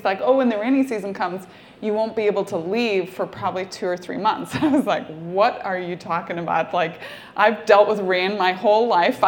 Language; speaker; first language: English; native; English